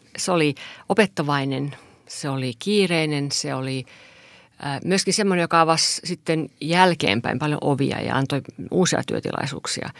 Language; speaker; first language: Finnish; non-native, local second language; Swedish